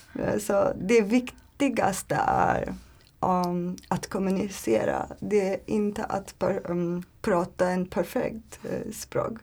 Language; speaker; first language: Swedish; non-native, learner; Turkish